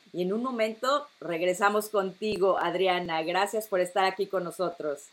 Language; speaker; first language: Spanish; native; Spanish